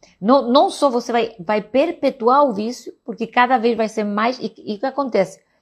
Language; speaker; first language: Portuguese; non-native, fluent; Catalan